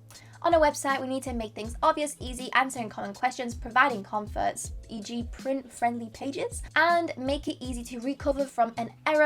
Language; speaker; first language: English; non-native, fluent; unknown